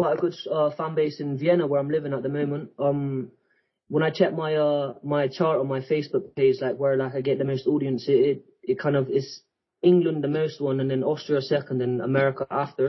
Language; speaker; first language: English; native; English